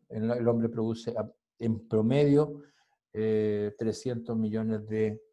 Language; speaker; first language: Spanish; native; Spanish